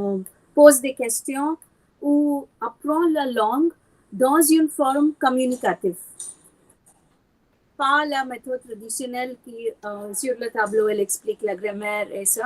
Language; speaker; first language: French; non-native, fluent; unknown